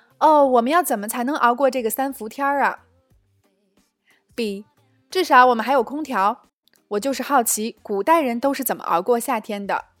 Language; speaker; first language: Chinese; native; Chinese